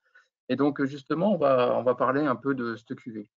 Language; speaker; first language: French; native; French